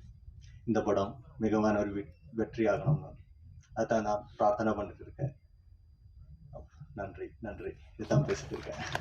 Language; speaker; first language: Tamil; non-native, fluent; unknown